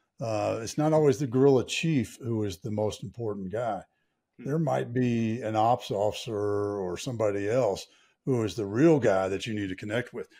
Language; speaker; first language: English; native; English